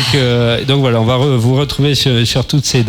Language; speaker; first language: French; native; French